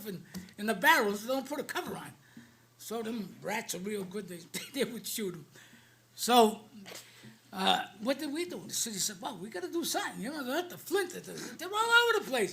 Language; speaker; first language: English; native; English